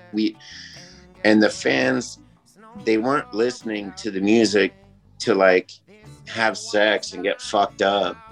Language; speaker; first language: English; native; English